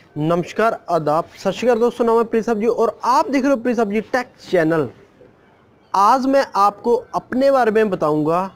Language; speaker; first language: Hindi; non-native, local second language; Punjabi